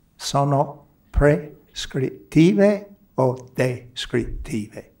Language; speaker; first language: Italian; non-native, fluent; English